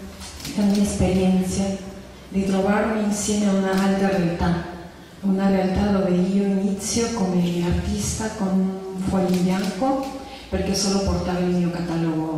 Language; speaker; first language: Italian; non-native, fluent; Spanish